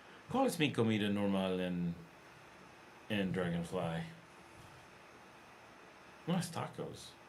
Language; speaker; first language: Spanish; non-native, learner; English